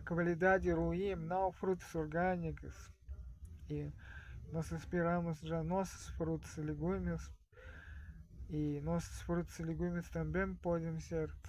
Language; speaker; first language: Portuguese; non-native, fluent; Russian